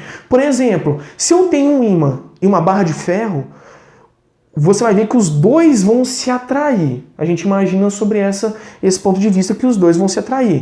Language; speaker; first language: Portuguese; native; Portuguese